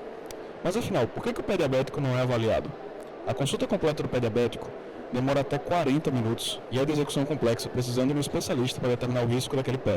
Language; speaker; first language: Portuguese; native; Portuguese